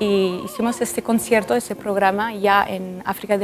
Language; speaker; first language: Spanish; non-native, fluent; French